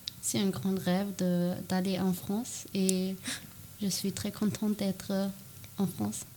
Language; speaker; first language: French; non-native, learner; German